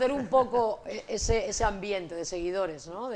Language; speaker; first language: Spanish; native; Spanish